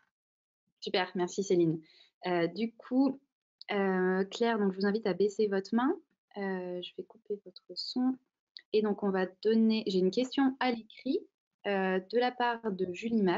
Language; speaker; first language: French; native; French